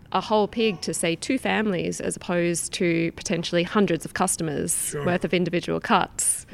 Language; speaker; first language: English; native; English